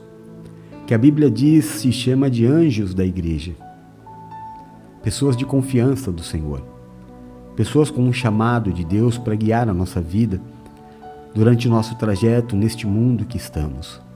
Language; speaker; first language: Portuguese; native; Portuguese